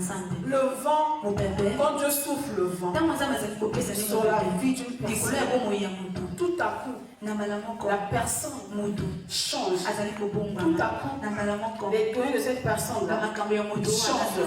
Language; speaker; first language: French; non-native, local second language; Lingala